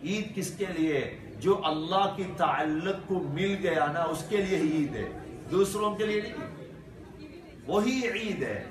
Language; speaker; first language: Hindi; non-native, learner; Tamil